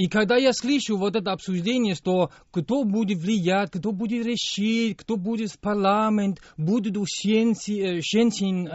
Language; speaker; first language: Russian; non-native, fluent; English